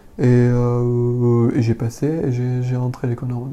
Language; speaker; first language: French; non-native, learner; Arabic